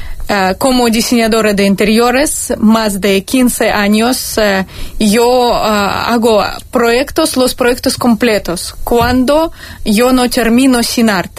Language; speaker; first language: Spanish; non-native, fluent; Russian